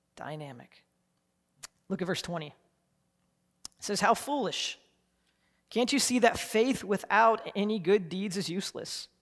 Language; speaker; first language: English; native; English